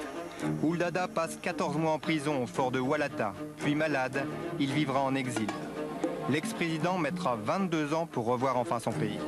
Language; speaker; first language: French; native; French